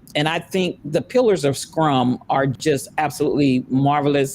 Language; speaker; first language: English; native; English